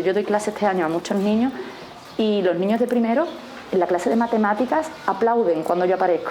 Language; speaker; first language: Spanish; native; Spanish